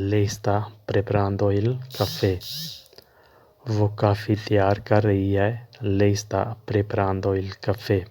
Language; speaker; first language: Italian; non-native, learner; Urdu